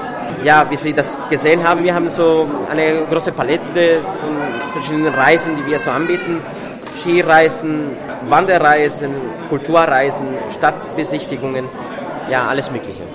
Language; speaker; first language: German; non-native, fluent; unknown